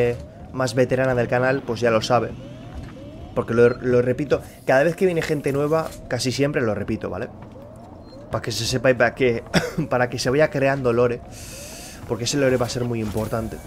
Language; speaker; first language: Spanish; native; Spanish